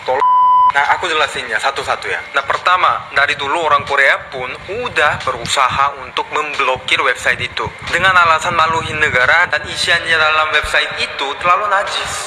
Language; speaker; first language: Indonesian; non-native, fluent; Korean